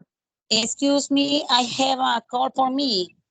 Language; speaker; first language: English; non-native, learner; Spanish